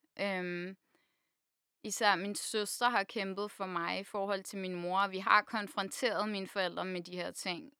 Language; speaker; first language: Danish; native; Danish